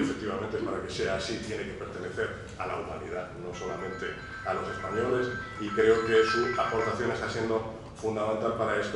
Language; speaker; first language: Spanish; native; Spanish